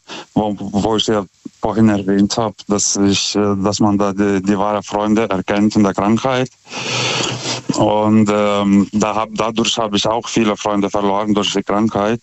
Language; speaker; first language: German; non-native, fluent; Lithuanian